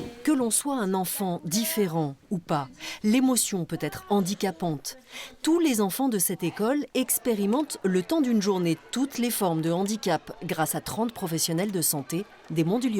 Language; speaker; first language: French; native; French